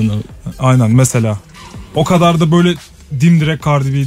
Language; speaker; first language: Turkish; native; Turkish